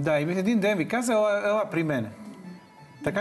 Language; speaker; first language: Bulgarian; native; Bulgarian